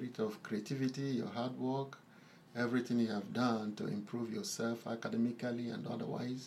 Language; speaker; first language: English; non-native, local second language; Igbo